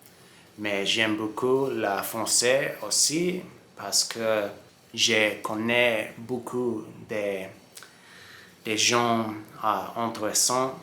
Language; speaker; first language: French; non-native, learner; English